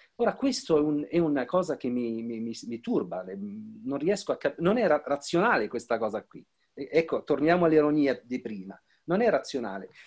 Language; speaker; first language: Italian; non-native, fluent; Arabic